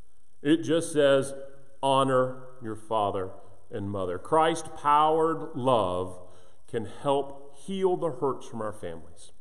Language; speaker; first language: English; native; English